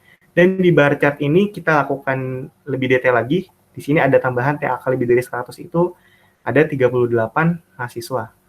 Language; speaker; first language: Indonesian; native; Indonesian